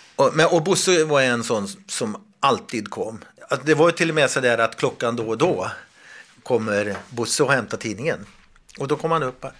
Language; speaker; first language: Swedish; native; Swedish